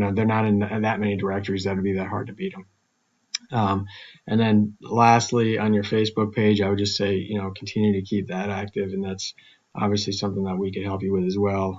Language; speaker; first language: English; native; English